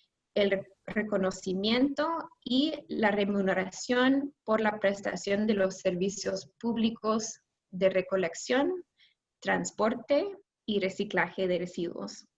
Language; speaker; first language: Spanish; non-native, fluent; English